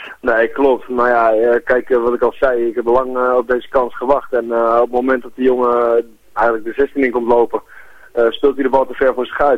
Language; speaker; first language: Dutch; native; Dutch